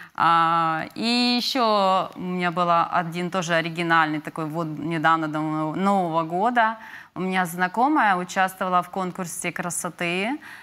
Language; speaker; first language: Russian; native; Russian